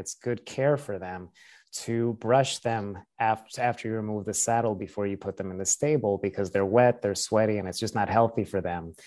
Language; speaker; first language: English; early bilingual, other home language; Spanish